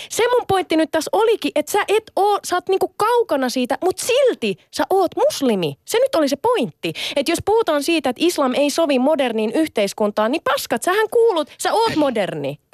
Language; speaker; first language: Finnish; early bilingual, other home language; Sinhala